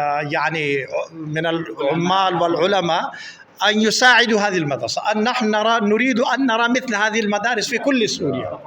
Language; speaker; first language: Arabic; non-native, fluent; Pashto